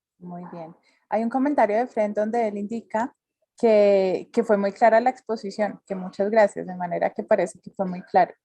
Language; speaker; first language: Spanish; native; Spanish